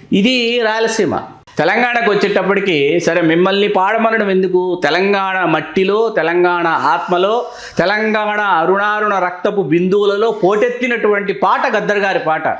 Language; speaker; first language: Telugu; native; Telugu